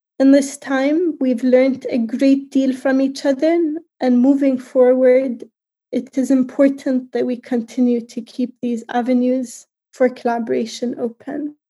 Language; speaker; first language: English; non-native, fluent; Arabic